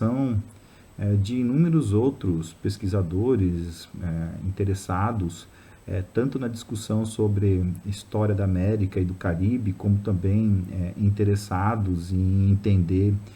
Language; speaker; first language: Portuguese; native; Portuguese